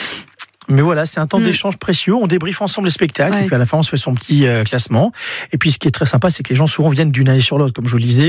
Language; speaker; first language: French; native; French